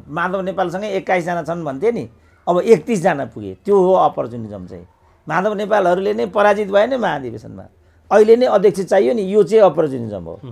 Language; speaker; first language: Nepali; native; Nepali